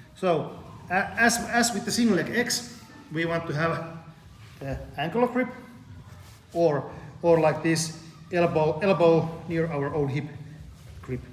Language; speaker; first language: English; non-native, fluent; Finnish